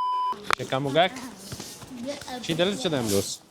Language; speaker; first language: Persian; native; Persian